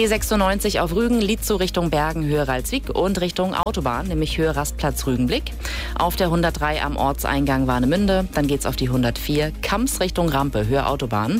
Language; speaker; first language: German; native; German